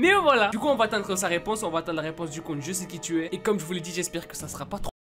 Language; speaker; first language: French; native; French